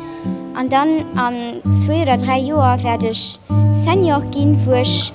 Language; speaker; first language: German; non-native, local second language; Luxembourgish